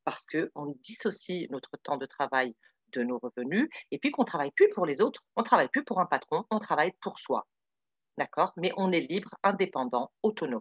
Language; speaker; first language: French; native; French